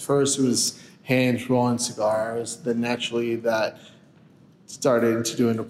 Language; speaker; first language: English; early bilingual, other home language; Spanish